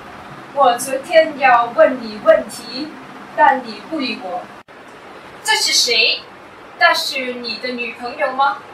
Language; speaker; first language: Chinese; non-native, learner; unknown